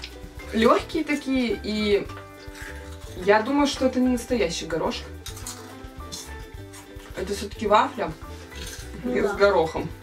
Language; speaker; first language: Russian; native; Russian